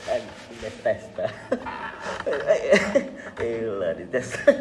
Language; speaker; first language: French; non-native, learner; Vietnamese